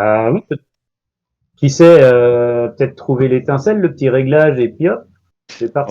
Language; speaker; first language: French; native; French